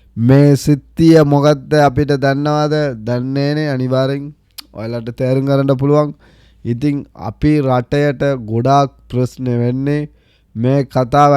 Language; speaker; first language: Sinhala; early bilingual, heritage; Sinhala